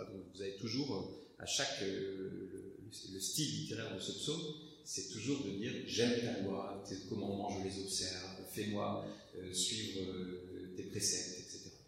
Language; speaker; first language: French; native; French